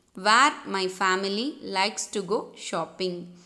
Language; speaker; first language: English; non-native, local second language; Tamil